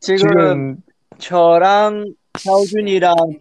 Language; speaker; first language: Korean; non-native, fluent; Chinese